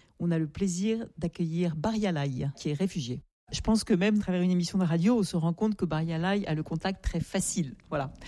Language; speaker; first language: French; native; French